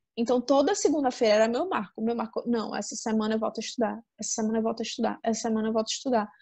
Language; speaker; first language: Portuguese; native; Portuguese